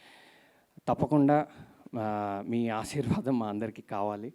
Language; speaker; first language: Telugu; native; Telugu